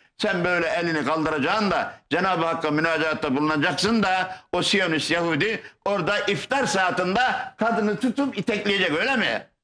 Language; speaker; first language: Turkish; native; Turkish